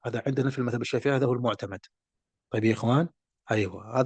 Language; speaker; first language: Arabic; non-native, fluent; French